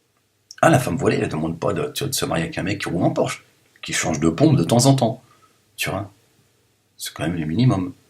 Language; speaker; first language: French; native; French